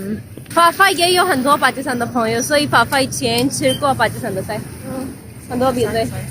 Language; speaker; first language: Chinese; non-native, fluent; Urdu